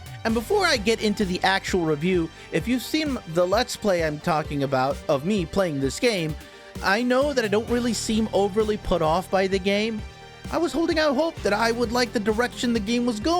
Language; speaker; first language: English; native; English